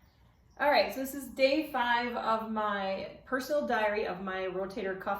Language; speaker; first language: English; native; English